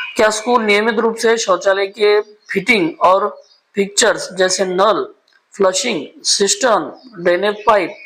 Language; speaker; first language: Hindi; non-native, local second language; Marathi